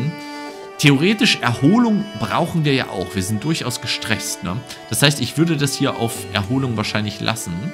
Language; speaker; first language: German; native; German